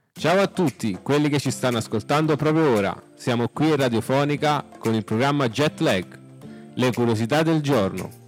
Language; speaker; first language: Italian; native; Italian